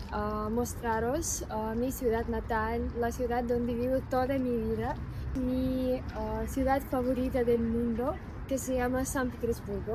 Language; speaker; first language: Spanish; non-native, fluent; Russian